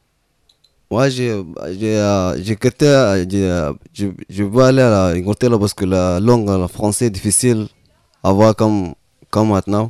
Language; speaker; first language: French; non-native, learner; Arabic